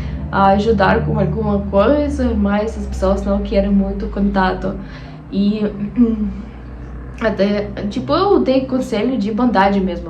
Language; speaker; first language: Portuguese; non-native, fluent; Russian